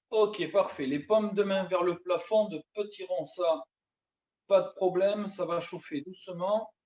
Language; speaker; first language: French; native; French